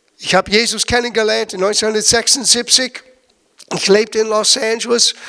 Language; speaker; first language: German; non-native, fluent; English